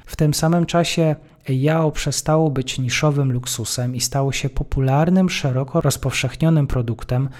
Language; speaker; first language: Polish; native; Polish